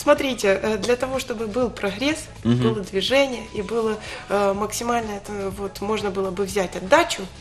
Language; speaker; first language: Russian; native; Russian